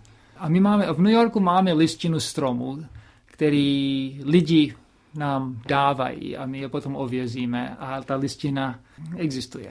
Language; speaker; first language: Czech; early bilingual, heritage; Czech